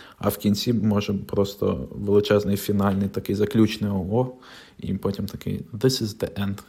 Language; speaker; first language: Ukrainian; non-native, local second language; Russian